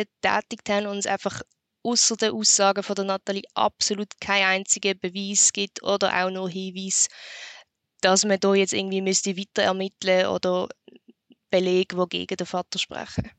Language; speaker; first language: German; native; German